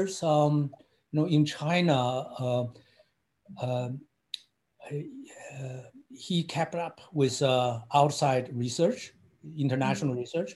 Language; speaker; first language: English; non-native, fluent; Chinese